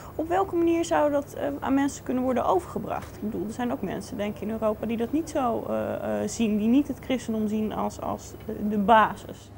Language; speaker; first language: Dutch; native; Dutch